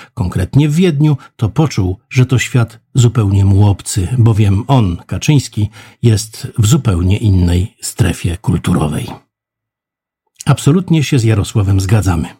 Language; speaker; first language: Polish; native; Polish